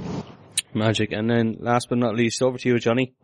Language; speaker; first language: English; native; English